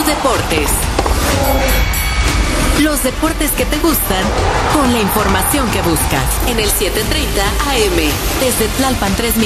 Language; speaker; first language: Spanish; native; Spanish